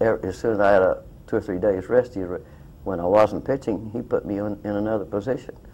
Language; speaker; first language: English; native; English